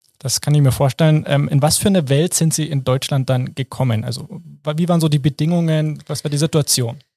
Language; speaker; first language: German; native; German